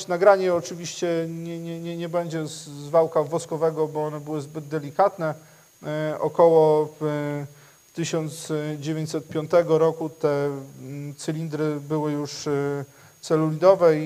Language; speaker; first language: Polish; native; Polish